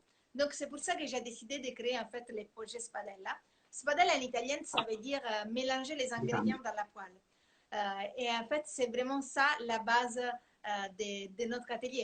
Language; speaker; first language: French; non-native, fluent; Italian